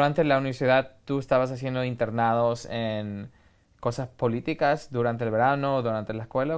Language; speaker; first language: Spanish; early bilingual, heritage; Spanish